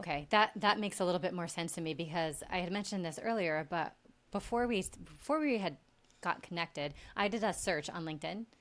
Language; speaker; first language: English; native; English